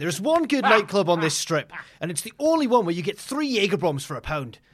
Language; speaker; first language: English; native; English